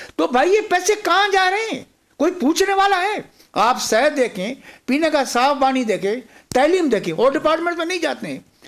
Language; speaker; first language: Urdu; non-native, local second language; Sindhi